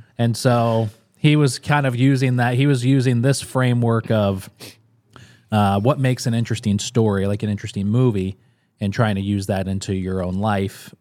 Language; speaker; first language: English; native; English